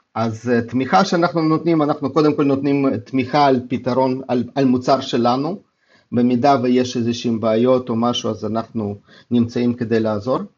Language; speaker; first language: Hebrew; non-native, fluent; Russian